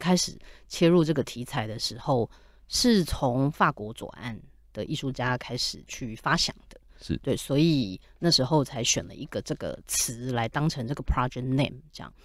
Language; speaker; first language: Chinese; native; Chinese